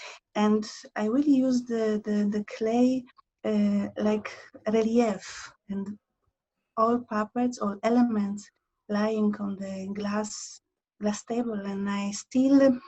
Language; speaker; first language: English; non-native, learner; Polish